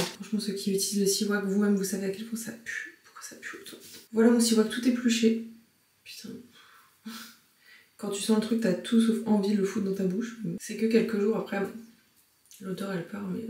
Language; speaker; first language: French; native; French